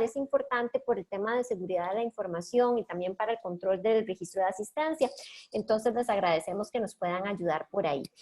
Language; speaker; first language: Spanish; native; Spanish